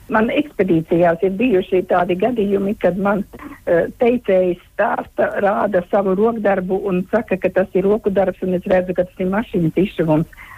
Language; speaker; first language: Latvian; native; Latvian